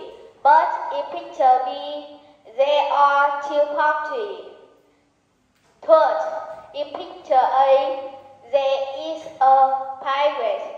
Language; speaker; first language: English; non-native, learner; Vietnamese